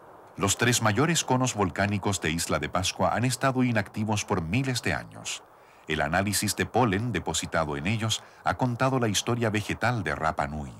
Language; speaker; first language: Spanish; native; Spanish